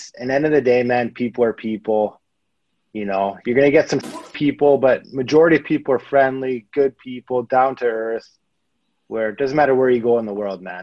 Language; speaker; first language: English; native; English